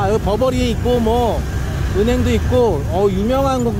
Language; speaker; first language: Korean; native; Korean